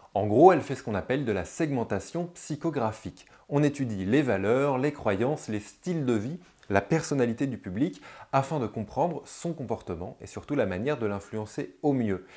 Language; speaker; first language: French; native; French